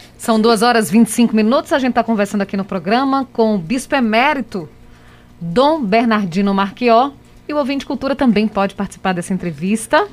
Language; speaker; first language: Portuguese; native; Portuguese